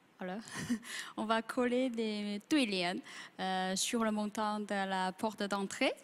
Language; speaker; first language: French; non-native, fluent; Chinese